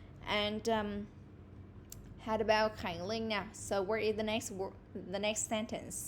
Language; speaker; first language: English; non-native, fluent; Vietnamese